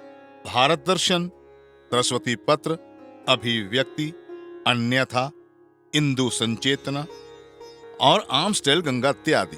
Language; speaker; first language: Hindi; native; Hindi